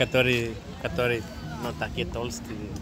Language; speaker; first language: Russian; non-native, learner; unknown